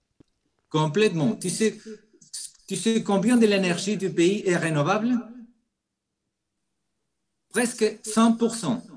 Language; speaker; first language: French; non-native, fluent; Spanish